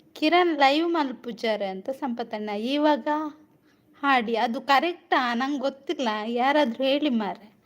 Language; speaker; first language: Kannada; native; Kannada